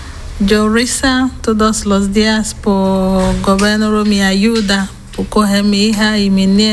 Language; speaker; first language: Spanish; non-native, learner; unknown